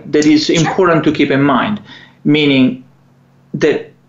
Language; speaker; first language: English; non-native, fluent; Italian